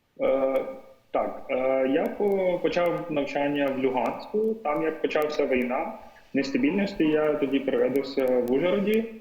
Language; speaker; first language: Ukrainian; non-native, fluent; Tamil